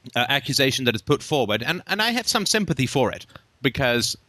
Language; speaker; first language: English; native; English